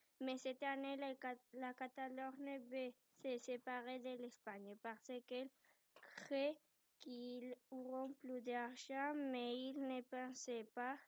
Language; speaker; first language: French; non-native, learner; Spanish